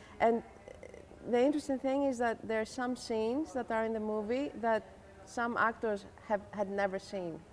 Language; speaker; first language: English; non-native, fluent; Greek